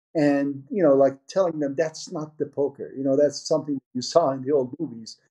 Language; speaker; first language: English; early bilingual, other home language; Persian